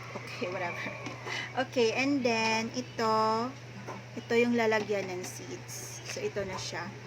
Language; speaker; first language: Filipino; non-native, local second language; Hiligaynon